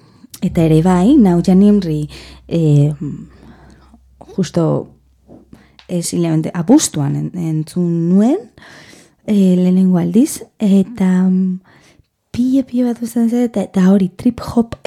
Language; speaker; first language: Basque; non-native, learner; Spanish